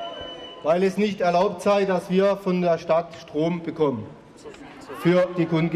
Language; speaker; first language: German; native; German